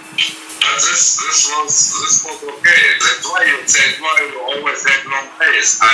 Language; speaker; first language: English; non-native, fluent; German